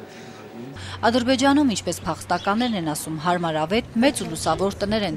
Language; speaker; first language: Armenian; native; Armenian